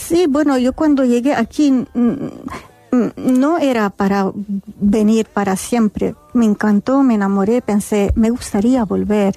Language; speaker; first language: Spanish; non-native, fluent; Arabic